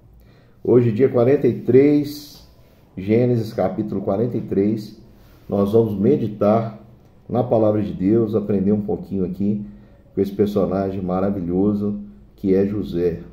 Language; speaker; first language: Portuguese; native; Portuguese